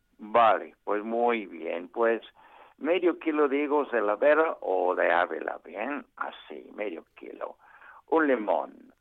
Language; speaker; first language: Spanish; non-native, fluent; English